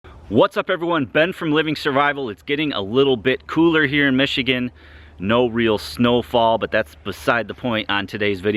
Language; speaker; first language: English; native; English